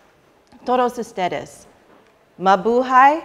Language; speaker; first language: Spanish; non-native, learner; English